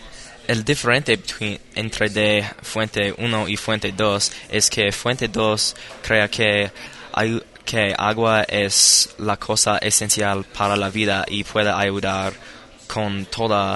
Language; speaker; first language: Spanish; non-native, learner; English